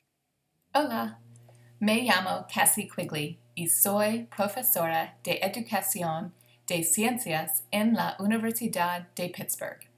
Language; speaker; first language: Spanish; non-native, fluent; English